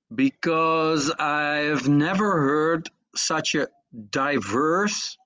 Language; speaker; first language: English; non-native, fluent; French